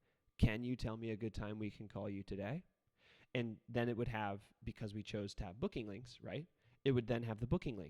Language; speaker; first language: English; native; English